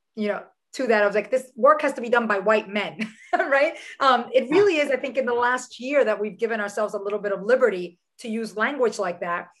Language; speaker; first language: English; early bilingual, other home language; Spanish